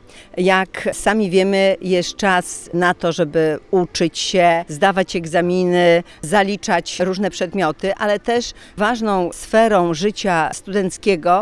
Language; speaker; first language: Polish; native; Polish